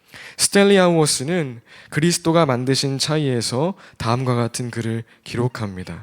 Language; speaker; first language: Korean; native; Korean